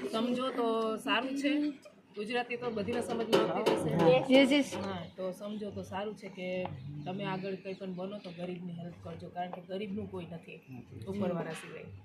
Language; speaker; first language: Gujarati; non-native, local second language; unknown